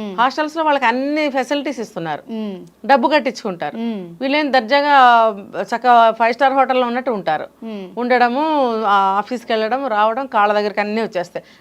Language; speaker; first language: Telugu; native; Telugu